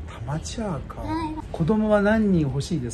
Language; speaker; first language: Japanese; native; Japanese